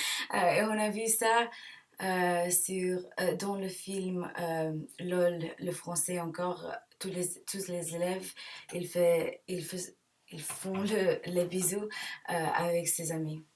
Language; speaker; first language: French; non-native, learner; English